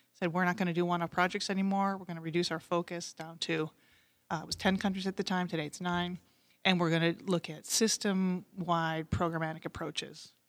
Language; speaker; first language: English; native; English